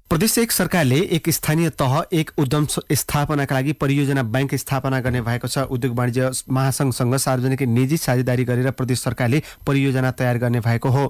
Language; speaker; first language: Nepali; native; Nepali